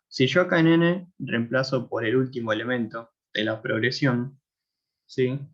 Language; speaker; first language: Spanish; native; Spanish